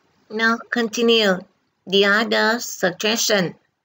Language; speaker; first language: English; non-native, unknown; Vietnamese